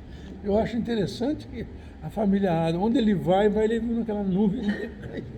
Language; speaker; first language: Portuguese; native; Portuguese